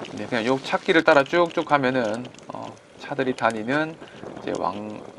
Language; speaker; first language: Korean; native; Korean